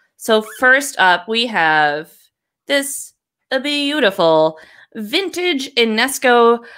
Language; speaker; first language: English; native; English